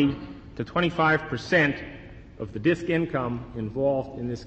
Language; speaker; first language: English; native; English